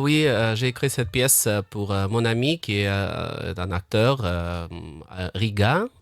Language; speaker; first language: French; non-native, fluent; Russian